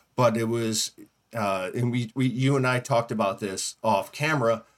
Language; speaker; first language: English; native; English